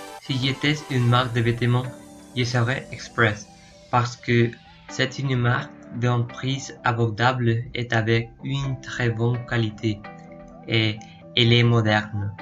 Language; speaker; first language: French; non-native, learner; Spanish